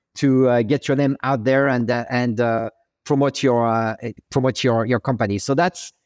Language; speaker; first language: English; non-native, fluent; French